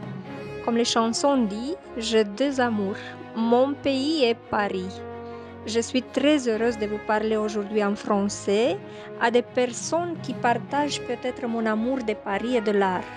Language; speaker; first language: French; non-native, fluent; Romanian